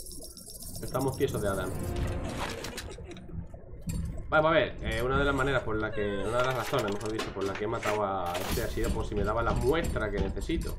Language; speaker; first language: Spanish; native; Spanish